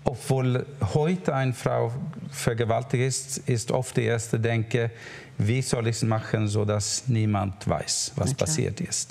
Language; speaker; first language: German; non-native, learner; Swedish